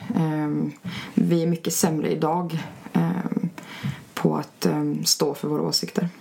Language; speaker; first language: Swedish; early bilingual, other home language; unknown